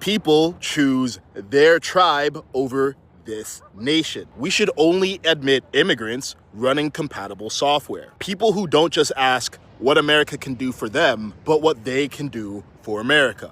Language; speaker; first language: English; early bilingual, other home language; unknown